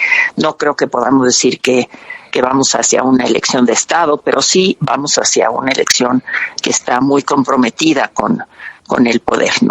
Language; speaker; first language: Spanish; native; Spanish